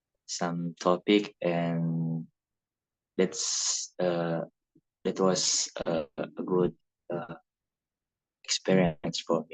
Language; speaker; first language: English; non-native, learner; Indonesian